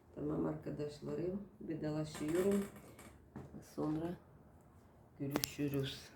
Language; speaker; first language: Turkish; non-native, learner; Russian